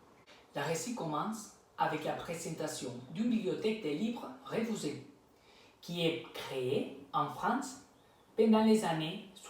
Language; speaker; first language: French; non-native, learner; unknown